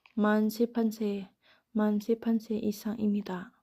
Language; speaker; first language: Korean; non-native, learner; Thai